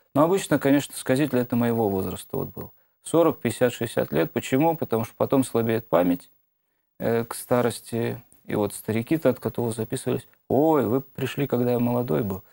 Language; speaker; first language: Russian; native; Russian